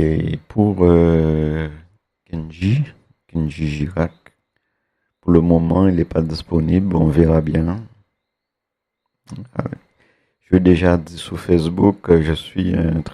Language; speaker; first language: French; native; French